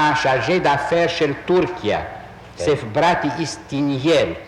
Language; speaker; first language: Hebrew; non-native, fluent; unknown